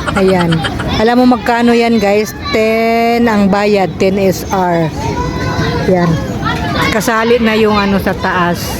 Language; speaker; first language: Filipino; non-native, local second language; Cebuano